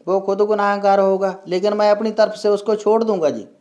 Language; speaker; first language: Hindi; non-native, local second language; Punjabi